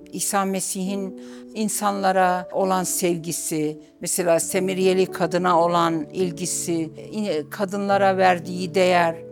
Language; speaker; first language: Turkish; non-native, local second language; Arabic